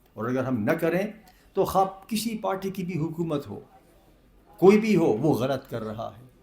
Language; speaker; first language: Urdu; non-native, local second language; Northern Hindko